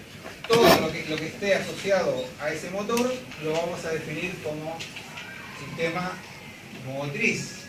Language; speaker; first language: Spanish; native; Spanish